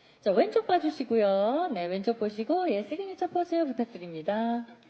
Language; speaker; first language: Korean; native; Korean